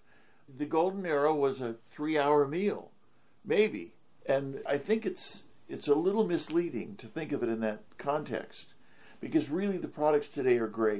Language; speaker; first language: English; native; English